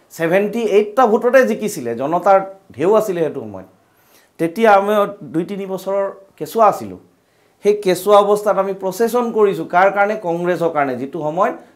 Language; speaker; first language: Assamese; native; Assamese